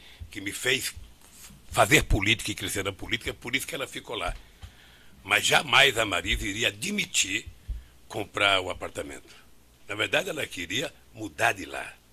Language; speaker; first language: Portuguese; native; Portuguese